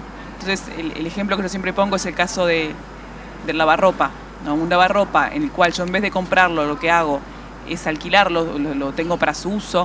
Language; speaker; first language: Spanish; native; Spanish